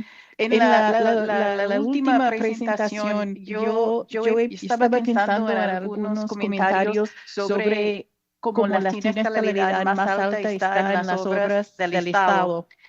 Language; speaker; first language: Spanish; non-native, fluent; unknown